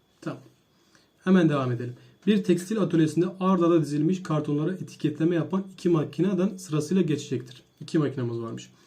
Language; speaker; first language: Turkish; native; Turkish